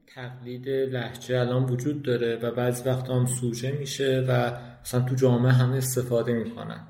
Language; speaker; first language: Persian; non-native, local second language; Azerbaijani